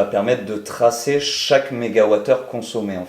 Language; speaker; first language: French; native; French